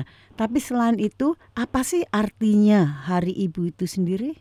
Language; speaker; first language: Indonesian; native; Indonesian